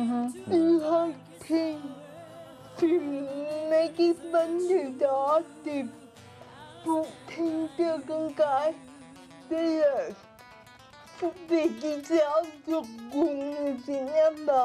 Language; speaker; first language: Vietnamese; early bilingual, heritage; Vietnamese